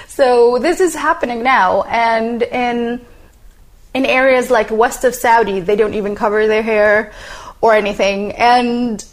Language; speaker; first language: English; non-native, fluent; Arabic